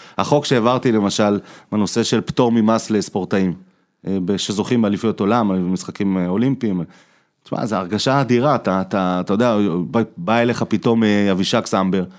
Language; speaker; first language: Hebrew; early bilingual, other home language; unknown